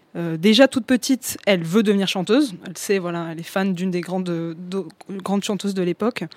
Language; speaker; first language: French; native; French